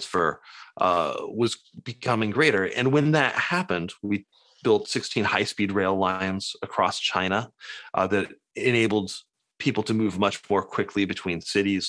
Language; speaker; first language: English; native; English